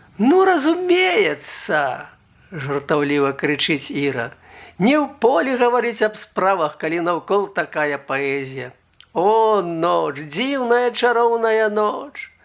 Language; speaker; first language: Belarusian; native; Belarusian